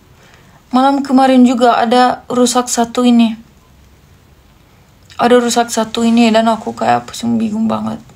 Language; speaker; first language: Indonesian; non-native, fluent; Turkish